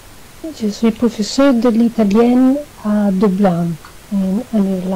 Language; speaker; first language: French; non-native, learner; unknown